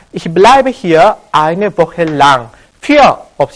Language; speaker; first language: German; non-native, fluent; Korean